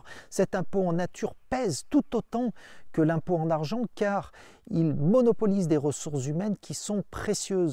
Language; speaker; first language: French; native; French